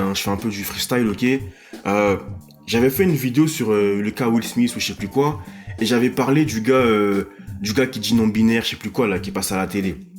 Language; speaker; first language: French; native; French